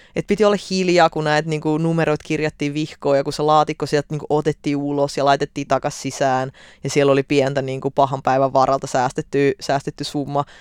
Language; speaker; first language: Finnish; early bilingual, other home language; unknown